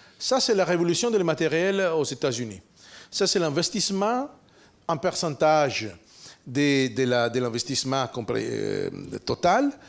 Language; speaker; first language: French; non-native, fluent; Italian